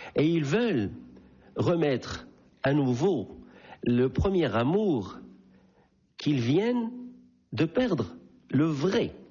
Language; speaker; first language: French; non-native, local second language; Arabic